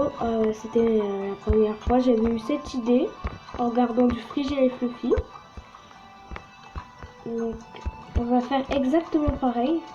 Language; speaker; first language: French; native; French